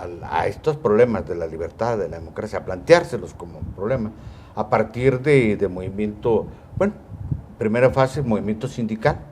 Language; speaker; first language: Spanish; native; Spanish